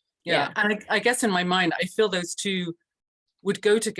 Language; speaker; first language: English; native; English